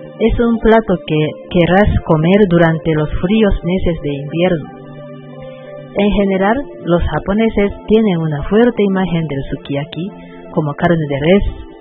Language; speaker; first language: Spanish; non-native, learner; Japanese